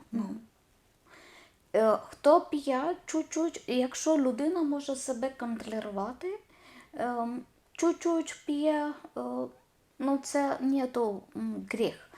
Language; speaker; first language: Ukrainian; non-native, learner; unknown